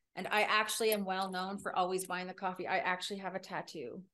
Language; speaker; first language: English; native; English